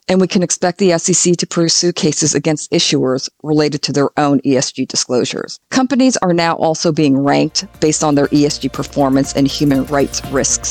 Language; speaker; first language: English; native; English